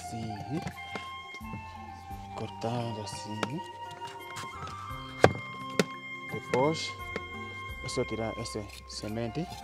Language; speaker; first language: Portuguese; non-native, learner; Vietnamese